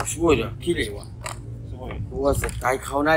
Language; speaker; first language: Japanese; non-native, learner; Thai